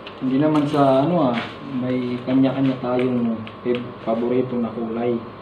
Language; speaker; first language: Filipino; non-native, local second language; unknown